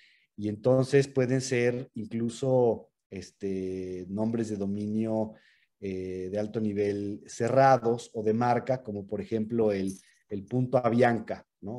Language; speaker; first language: Spanish; native; Spanish